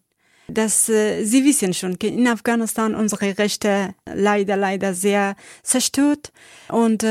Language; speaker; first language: German; non-native, learner; Persian